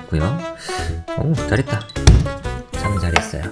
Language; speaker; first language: Korean; native; Korean